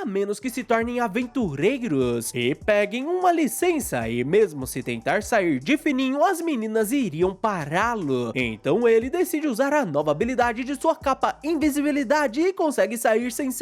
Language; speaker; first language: Portuguese; native; Portuguese